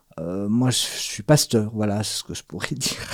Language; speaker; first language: French; native; French